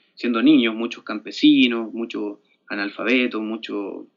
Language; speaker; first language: Spanish; native; Spanish